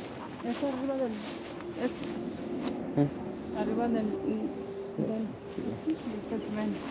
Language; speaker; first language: Spanish; early bilingual, other home language; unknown